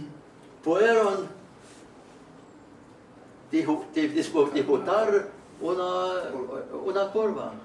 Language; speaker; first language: Spanish; non-native, learner; Estonian